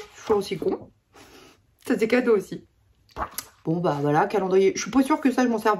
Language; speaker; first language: French; native; French